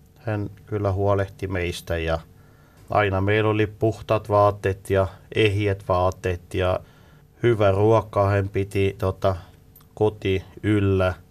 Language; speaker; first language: Finnish; non-native, fluent; Swiss German